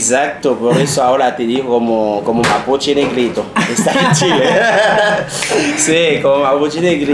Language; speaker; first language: Spanish; non-native, fluent; Haitian Creole